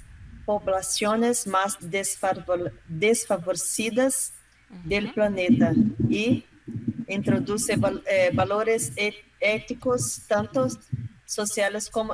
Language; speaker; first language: Spanish; non-native, learner; Portuguese